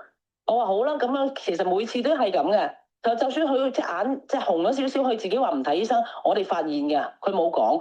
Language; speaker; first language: Cantonese; native; Cantonese